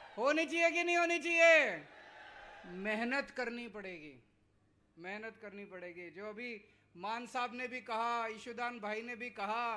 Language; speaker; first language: Hindi; native; Hindi